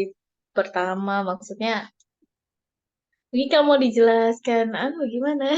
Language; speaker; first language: Indonesian; non-native, learner; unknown